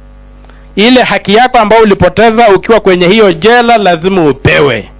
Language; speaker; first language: Swahili; non-native, local second language; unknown